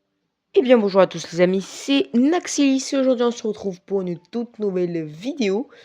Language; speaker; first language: French; native; French